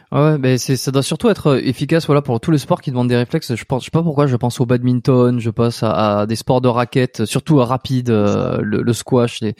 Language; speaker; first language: French; native; French